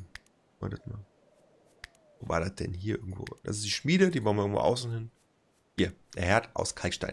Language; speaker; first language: German; native; German